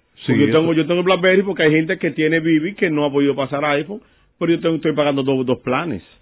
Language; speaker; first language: Spanish; native; Spanish